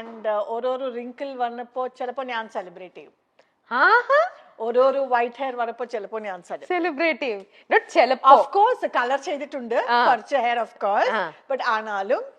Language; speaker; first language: Malayalam; non-native, fluent; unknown